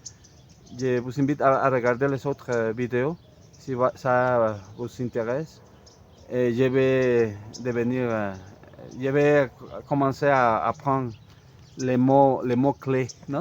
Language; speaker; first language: French; non-native, fluent; Spanish